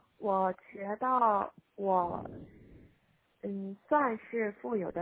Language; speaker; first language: Chinese; non-native, learner; Korean